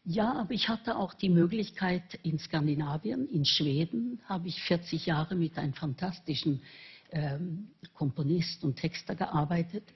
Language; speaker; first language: German; non-native, fluent; Norwegian